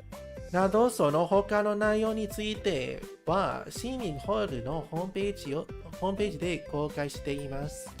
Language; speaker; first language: Japanese; non-native, learner; English